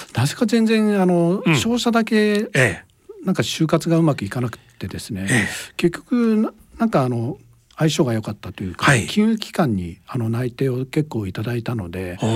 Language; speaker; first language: Japanese; native; Japanese